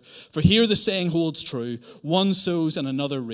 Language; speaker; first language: English; native; English